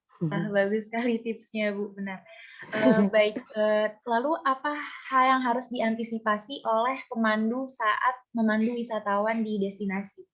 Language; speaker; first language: Indonesian; native; Indonesian